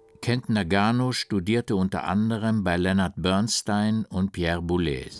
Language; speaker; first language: German; native; German